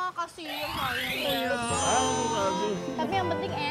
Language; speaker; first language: Indonesian; native; Indonesian